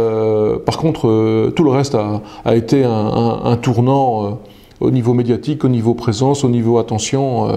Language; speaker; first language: French; native; French